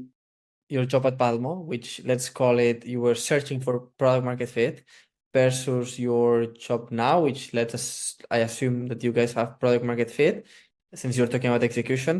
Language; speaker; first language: English; non-native, fluent; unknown